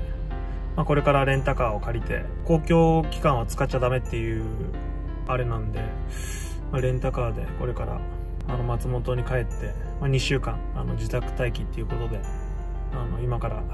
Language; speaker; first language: Japanese; native; Japanese